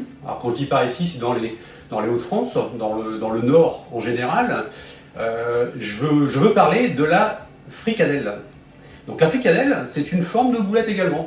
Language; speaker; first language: French; native; French